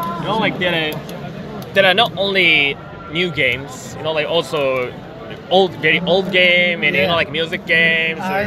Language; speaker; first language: English; non-native, fluent; Japanese